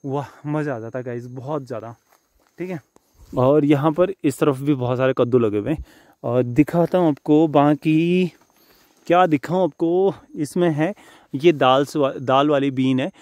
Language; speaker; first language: Hindi; native; Hindi